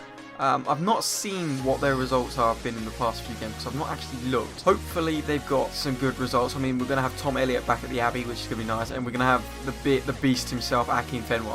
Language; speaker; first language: English; native; English